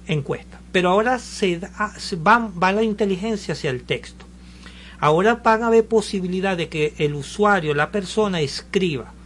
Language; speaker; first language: Spanish; native; Spanish